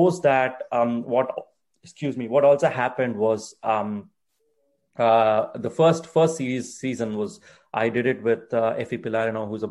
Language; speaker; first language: English; non-native, local second language; Tamil